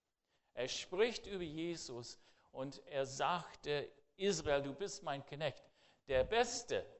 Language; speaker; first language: German; non-native, fluent; English